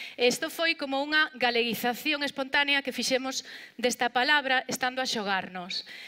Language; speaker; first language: Galician; non-native, local second language; Spanish